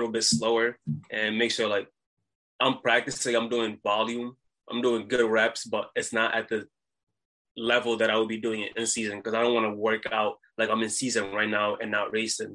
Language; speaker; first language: English; native; English